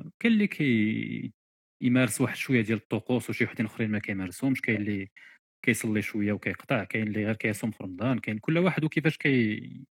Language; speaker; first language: Arabic; native; Arabic